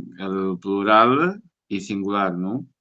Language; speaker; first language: Spanish; non-native, learner; Portuguese